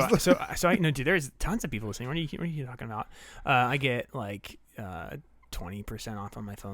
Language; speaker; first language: English; native; English